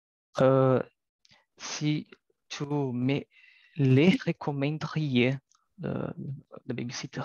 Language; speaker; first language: French; non-native, learner; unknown